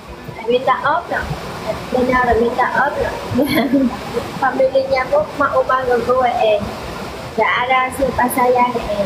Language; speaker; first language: Indonesian; non-native, learner; Vietnamese